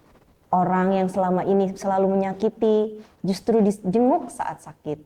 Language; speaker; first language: Indonesian; native; Indonesian